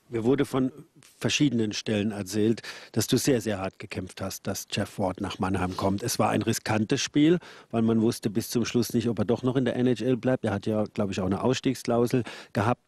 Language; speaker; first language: German; native; German